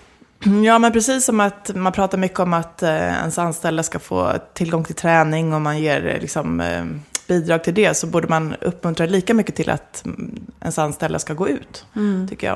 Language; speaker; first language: Swedish; native; Swedish